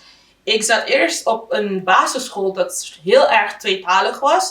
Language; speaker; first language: Dutch; non-native, local second language; Haitian Creole